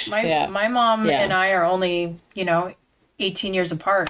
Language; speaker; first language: English; early bilingual, other home language; Korean